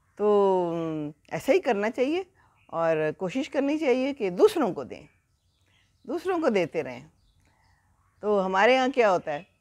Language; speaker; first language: Urdu; native; Urdu